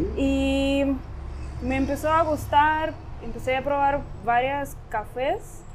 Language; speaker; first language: Spanish; non-native, fluent; Ukrainian